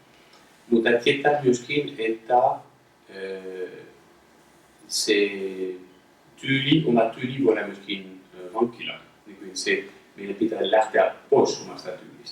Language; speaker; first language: Finnish; non-native, fluent; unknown